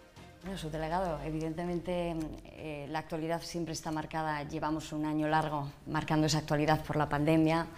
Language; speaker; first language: Spanish; native; Spanish